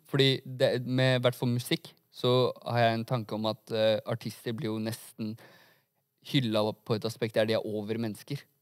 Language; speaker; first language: Norwegian; early bilingual, other home language; Persian